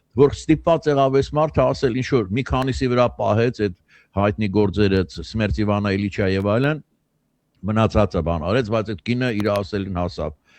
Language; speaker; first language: Armenian; native; Armenian